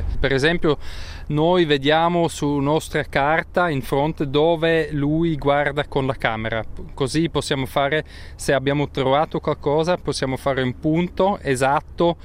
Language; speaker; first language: Italian; non-native, local second language; German